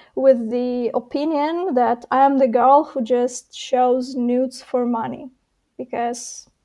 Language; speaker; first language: English; non-native, fluent; Russian